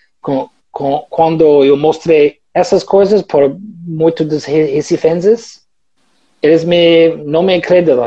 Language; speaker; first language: Portuguese; non-native, learner; English